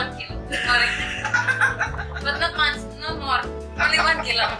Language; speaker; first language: English; non-native, learner; Indonesian